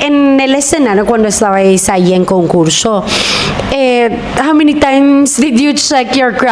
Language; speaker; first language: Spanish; non-native, fluent; Filipino